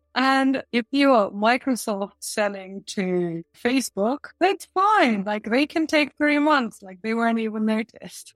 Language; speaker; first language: English; early bilingual, other home language; Russian